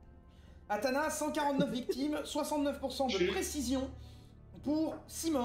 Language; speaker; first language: French; native; French